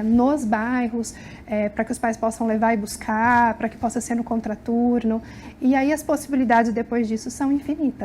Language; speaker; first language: Portuguese; native; Portuguese